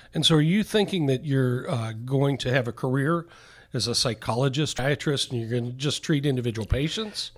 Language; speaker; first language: English; native; English